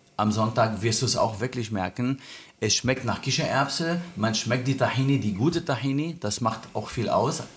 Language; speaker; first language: German; non-native, fluent; Arabic